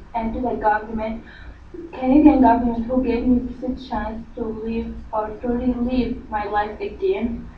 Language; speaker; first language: English; non-native, learner; Arabic